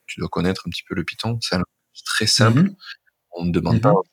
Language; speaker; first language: French; native; French